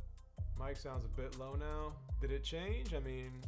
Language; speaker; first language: English; native; English